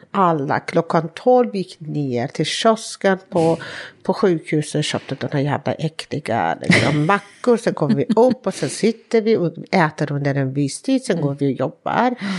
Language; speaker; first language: Swedish; non-native, fluent; Persian